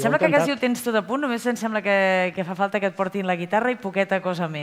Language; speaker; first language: Catalan; native; Catalan